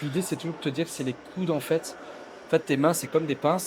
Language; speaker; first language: French; native; French